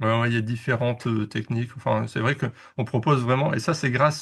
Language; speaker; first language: French; native; French